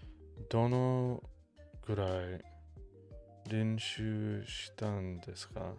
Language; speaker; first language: Japanese; non-native, learner; English